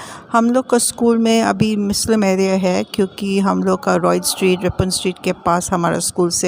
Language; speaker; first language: Hindi; non-native, local second language; English